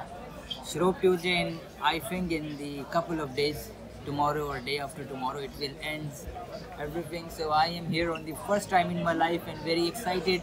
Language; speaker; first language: English; non-native, fluent; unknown